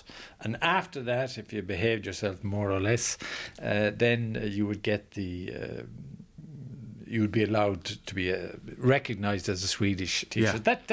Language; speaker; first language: English; native; English